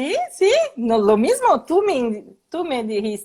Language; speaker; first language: Spanish; non-native, learner; Portuguese